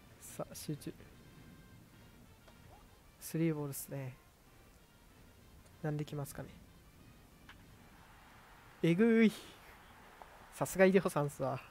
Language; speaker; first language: Japanese; native; Japanese